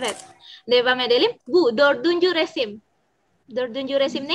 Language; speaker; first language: Turkish; non-native, fluent; Indonesian